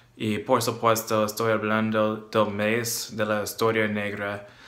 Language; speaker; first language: Spanish; non-native, learner; English